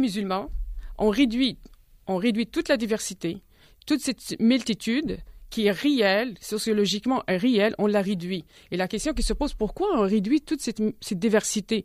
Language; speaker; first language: French; non-native, local second language; Arabic